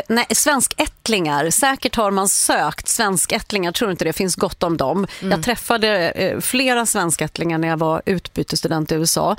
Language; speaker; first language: Swedish; native; Swedish